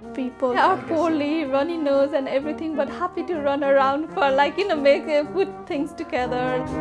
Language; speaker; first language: English; non-native, local second language; Nepali